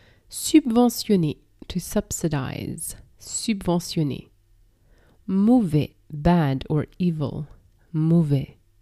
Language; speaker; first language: French; native; French